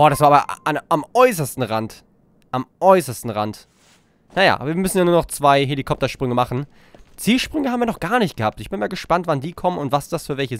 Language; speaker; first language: German; native; German